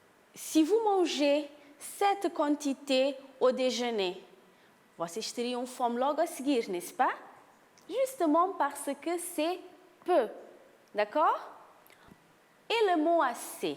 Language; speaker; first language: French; non-native, fluent; Portuguese